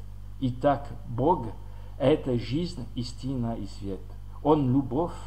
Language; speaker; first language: Russian; non-native, learner; French